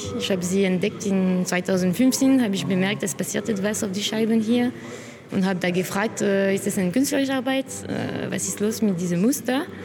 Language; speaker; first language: German; non-native, fluent; French